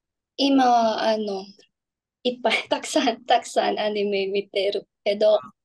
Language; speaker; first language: Japanese; non-native, learner; Filipino